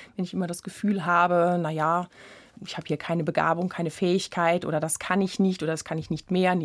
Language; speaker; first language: German; native; German